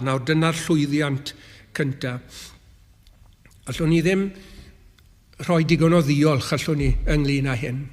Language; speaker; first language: Welsh; native; Welsh